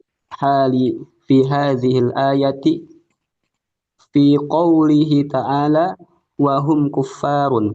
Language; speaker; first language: Arabic; non-native, learner; Indonesian